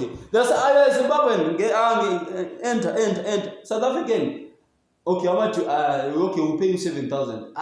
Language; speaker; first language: English; non-native, local second language; Zulu